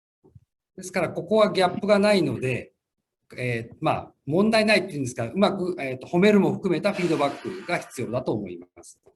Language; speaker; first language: Japanese; native; Japanese